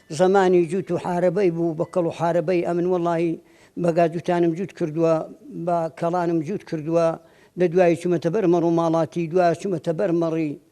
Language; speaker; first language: Central Kurdish; native; Central Kurdish